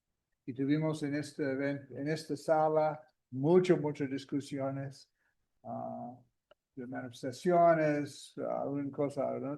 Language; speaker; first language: Spanish; non-native, fluent; English